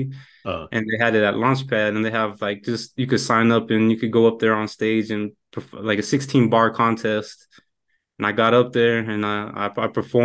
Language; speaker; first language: English; native; English